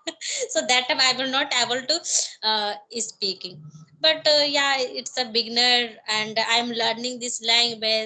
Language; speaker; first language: English; non-native, learner; Hindi